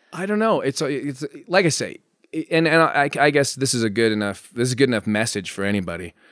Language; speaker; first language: English; native; English